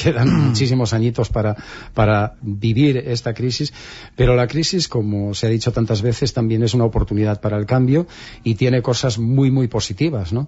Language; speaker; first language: Spanish; native; Spanish